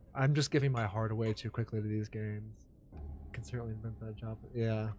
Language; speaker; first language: English; native; English